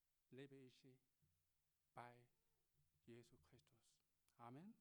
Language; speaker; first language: German; non-native, learner; Korean